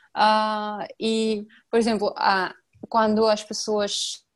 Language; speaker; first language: Portuguese; non-native, fluent; Georgian